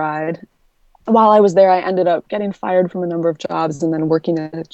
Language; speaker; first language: English; native; English